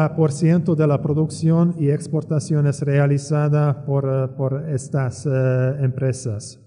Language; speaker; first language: Spanish; non-native, fluent; Hungarian